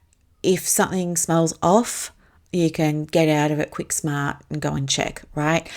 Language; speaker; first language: English; native; English